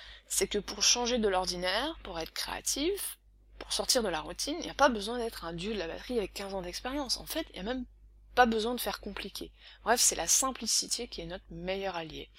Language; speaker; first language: French; native; French